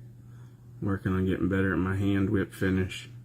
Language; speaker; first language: English; native; English